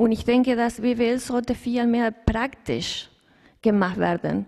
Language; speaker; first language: German; non-native, fluent; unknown